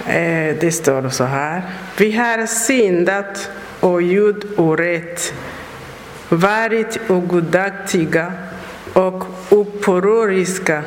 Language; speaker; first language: Swedish; non-native, learner; Persian